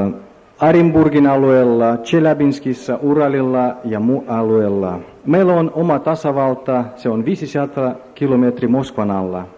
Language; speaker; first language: Finnish; non-native, learner; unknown